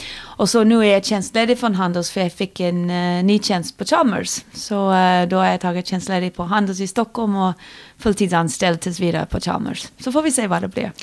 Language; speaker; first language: Swedish; non-native, fluent; English